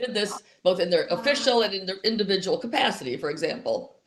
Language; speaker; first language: English; native; English